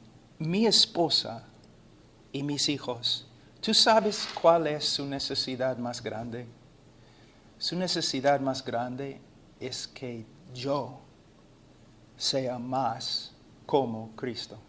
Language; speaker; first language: Spanish; non-native, fluent; English